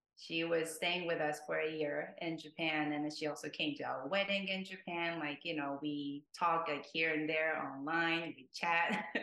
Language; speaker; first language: English; non-native, fluent; Japanese